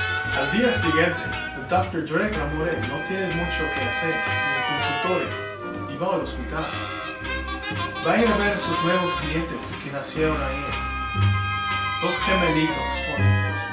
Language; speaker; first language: Spanish; non-native, learner; English